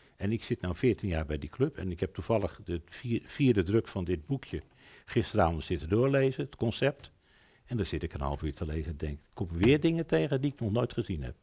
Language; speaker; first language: Dutch; native; Dutch